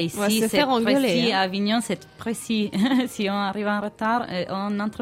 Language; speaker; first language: French; non-native, fluent; Italian